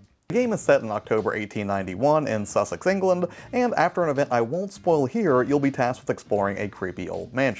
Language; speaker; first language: English; native; English